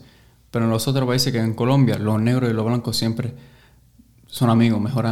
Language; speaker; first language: Spanish; early bilingual, heritage; English